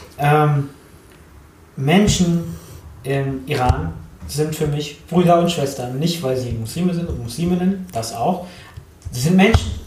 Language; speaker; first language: German; early bilingual, other home language; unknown